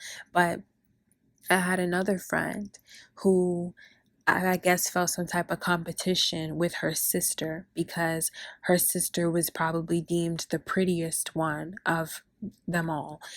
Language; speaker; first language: English; early bilingual, other home language; Spanish